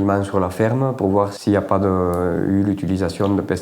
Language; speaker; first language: French; native; French